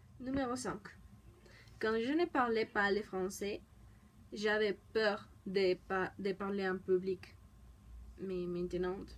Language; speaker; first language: French; non-native, learner; Spanish